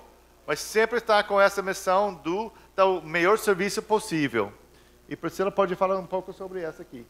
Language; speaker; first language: Portuguese; non-native, fluent; English